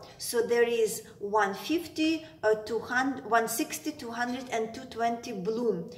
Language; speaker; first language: English; non-native, fluent; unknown